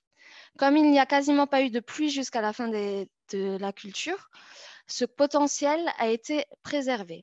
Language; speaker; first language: French; native; French